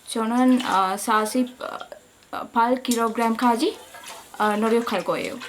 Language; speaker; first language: Korean; non-native, learner; Sinhala